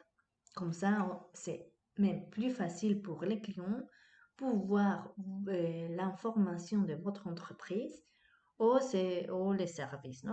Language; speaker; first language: French; non-native, fluent; Spanish